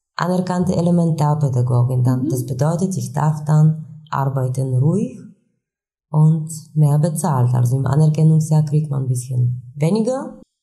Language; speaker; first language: German; non-native, fluent; Bulgarian